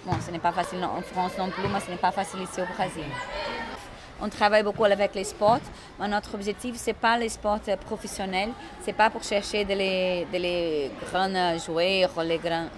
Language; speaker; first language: French; non-native, fluent; Portuguese